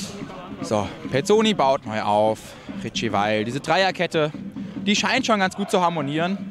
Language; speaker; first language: German; native; German